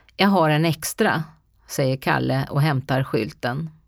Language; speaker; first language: Swedish; native; Swedish